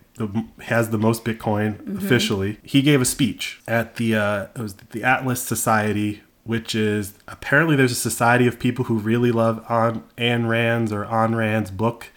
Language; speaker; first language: English; native; English